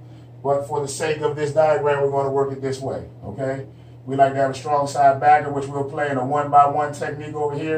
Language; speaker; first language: English; native; English